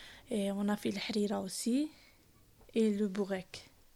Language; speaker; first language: French; non-native, learner; Arabic